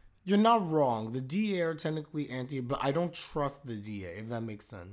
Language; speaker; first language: English; native; English